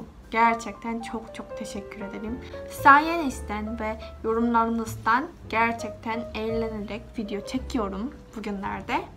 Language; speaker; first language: Turkish; non-native, fluent; Korean